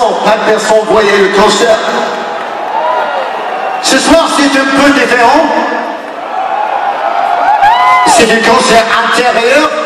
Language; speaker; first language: French; non-native, learner; English